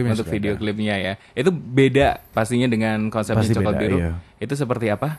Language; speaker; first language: Indonesian; native; Indonesian